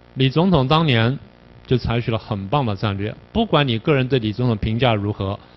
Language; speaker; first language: Chinese; native; Chinese